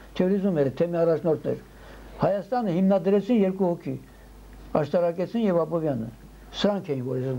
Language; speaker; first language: Armenian; early bilingual, heritage; Armenian